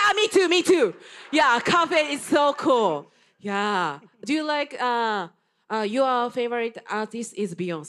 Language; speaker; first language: English; non-native, learner; Japanese